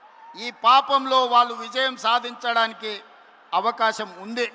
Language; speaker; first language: Telugu; native; Telugu